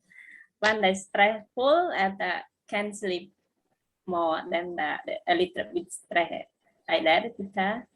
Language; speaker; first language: English; non-native, learner; Khmer